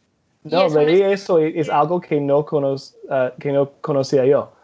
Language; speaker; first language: Spanish; non-native, fluent; English